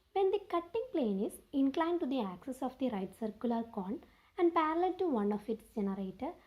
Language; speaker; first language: English; non-native, local second language; Malayalam